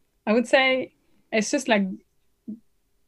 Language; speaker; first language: English; non-native, fluent; French